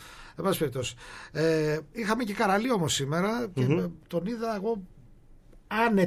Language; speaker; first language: Greek; native; Greek